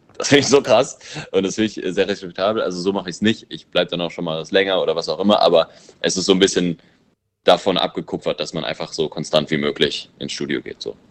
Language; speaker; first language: German; early bilingual, other home language; English